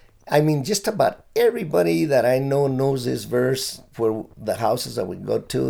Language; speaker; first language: English; early bilingual, other home language; Spanish